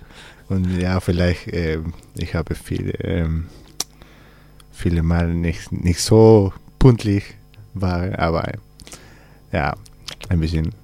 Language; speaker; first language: German; non-native, learner; Spanish